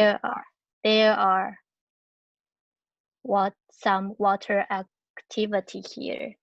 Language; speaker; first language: English; non-native, learner; Chinese